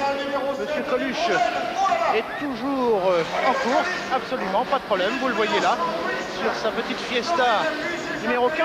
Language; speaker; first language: French; native; French